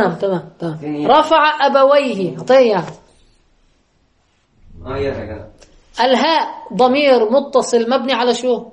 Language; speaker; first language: Arabic; native; Arabic